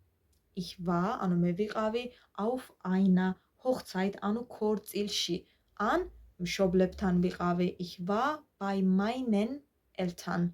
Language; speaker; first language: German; non-native, fluent; Georgian